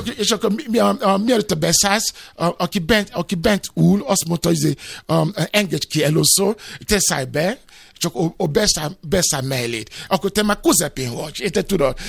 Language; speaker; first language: Hungarian; non-native, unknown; Yoruba